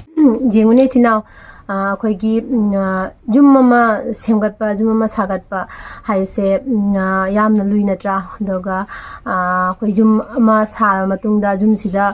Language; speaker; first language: Manipuri; native; Manipuri